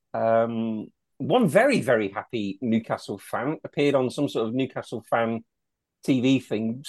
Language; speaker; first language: English; native; English